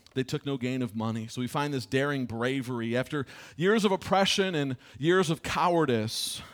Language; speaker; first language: English; native; English